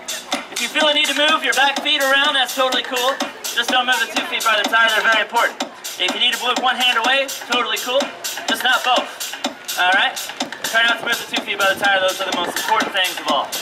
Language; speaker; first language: English; native; English